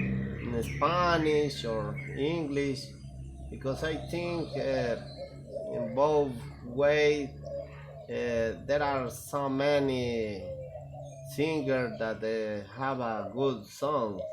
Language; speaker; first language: English; non-native, learner; Spanish